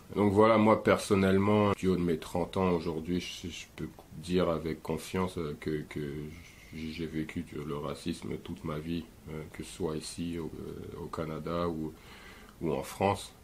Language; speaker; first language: French; native; French